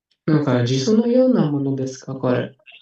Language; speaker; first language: Japanese; non-native, fluent; Indonesian